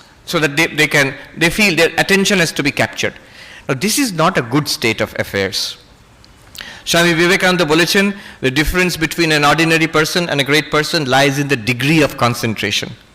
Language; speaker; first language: English; non-native, local second language; Bangla